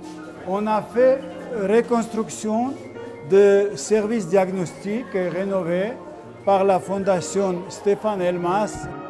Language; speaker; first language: French; non-native, learner; Armenian